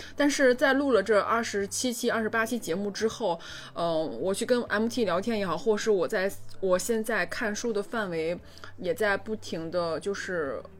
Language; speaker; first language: Chinese; native; Chinese